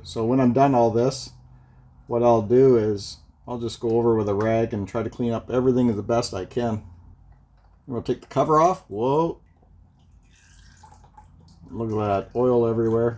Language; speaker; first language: English; native; English